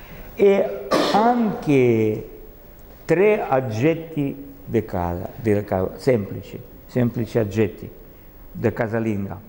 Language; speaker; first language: Italian; non-native, learner; Russian